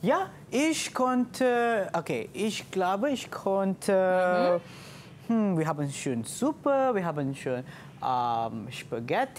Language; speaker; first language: German; non-native, learner; Malay